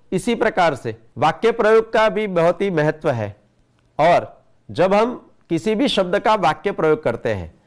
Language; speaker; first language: Hindi; non-native, local second language; Gujarati